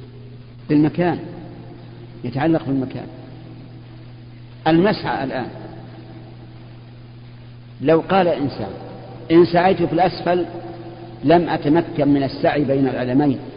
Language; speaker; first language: Arabic; native; Arabic